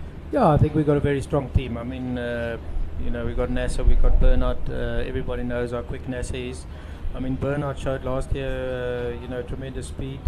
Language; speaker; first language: English; non-native, local second language; Afrikaans